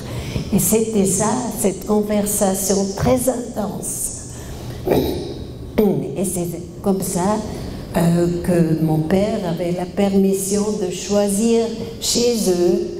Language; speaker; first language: French; non-native, fluent; German